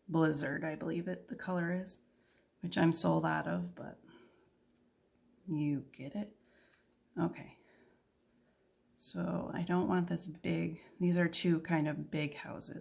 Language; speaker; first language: English; native; English